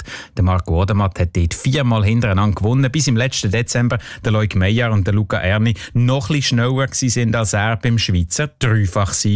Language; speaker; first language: German; native; German